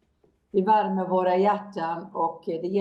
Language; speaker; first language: Swedish; non-native, fluent; Hebrew